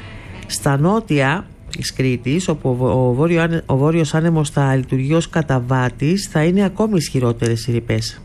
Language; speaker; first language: Greek; native; Greek